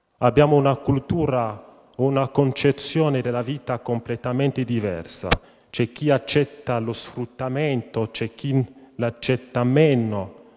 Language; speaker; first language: Italian; non-native, fluent; French